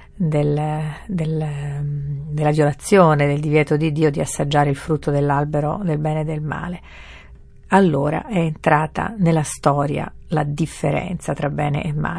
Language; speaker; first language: Italian; native; Italian